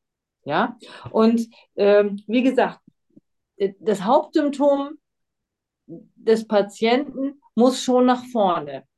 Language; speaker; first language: German; native; German